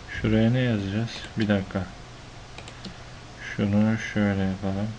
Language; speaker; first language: Turkish; native; Turkish